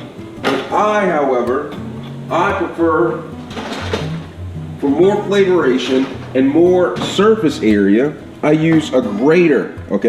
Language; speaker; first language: English; native; English